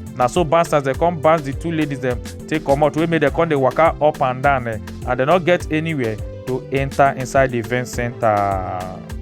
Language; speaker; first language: Nigerian Pidgin; native; Nigerian Pidgin